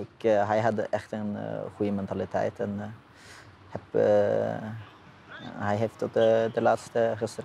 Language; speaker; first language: Dutch; non-native, fluent; Norwegian